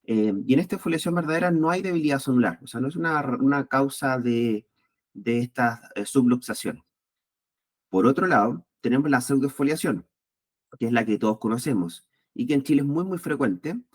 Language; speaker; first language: Spanish; native; Spanish